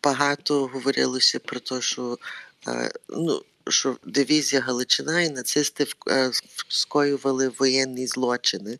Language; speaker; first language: Ukrainian; early bilingual, heritage; Ukrainian